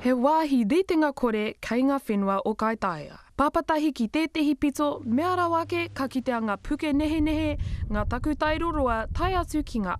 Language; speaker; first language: Māori; native; Māori